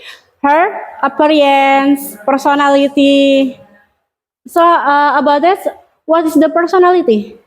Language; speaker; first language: English; non-native, learner; Indonesian